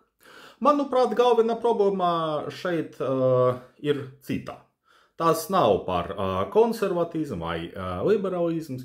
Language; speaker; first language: Latvian; non-native, fluent; Russian